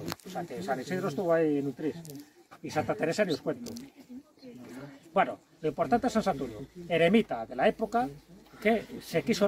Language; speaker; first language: Spanish; native; Spanish